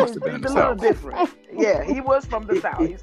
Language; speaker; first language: English; non-native, local second language; French